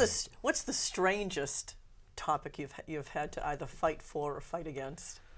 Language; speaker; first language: English; native; English